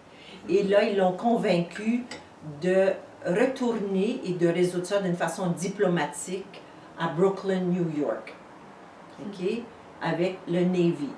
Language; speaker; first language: French; native; French